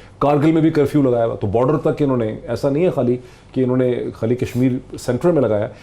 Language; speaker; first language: Urdu; native; Urdu